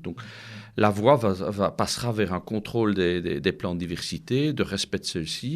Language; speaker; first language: French; native; French